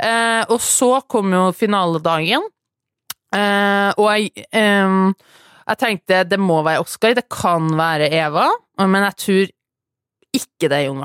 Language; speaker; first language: Norwegian; native; Norwegian